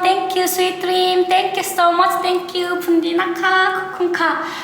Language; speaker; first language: English; non-native, learner; Thai